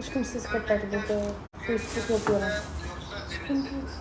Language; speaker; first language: Turkish; non-native, learner; Arabic